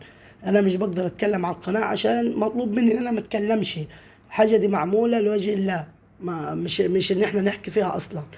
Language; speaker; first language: Arabic; native; Arabic